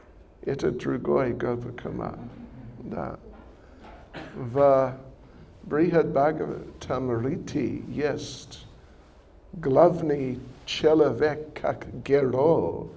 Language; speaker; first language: Russian; non-native, learner; English